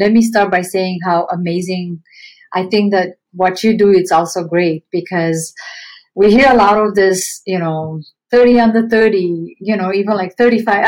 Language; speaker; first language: English; non-native, fluent; Romanian